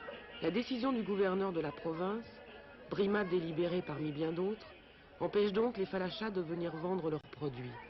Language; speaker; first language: French; native; French